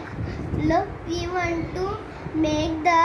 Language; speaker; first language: English; non-native, learner; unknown